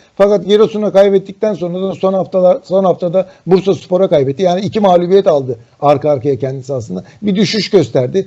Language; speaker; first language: Turkish; native; Turkish